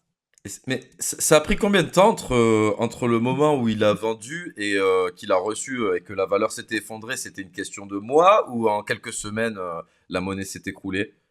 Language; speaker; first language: French; native; French